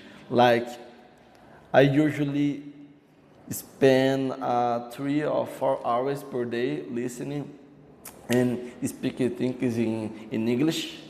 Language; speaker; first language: English; non-native, learner; Portuguese